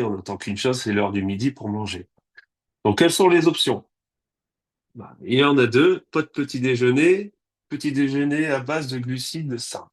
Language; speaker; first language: French; native; French